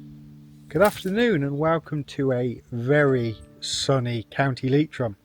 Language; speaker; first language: English; native; English